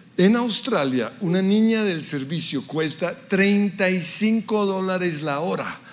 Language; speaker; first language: Spanish; early bilingual, other home language; English